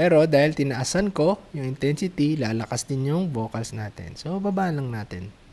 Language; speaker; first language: Filipino; native; Filipino